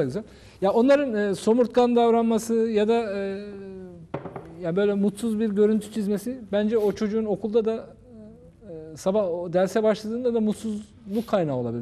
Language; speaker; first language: Turkish; native; Turkish